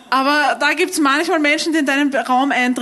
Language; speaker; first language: German; native; German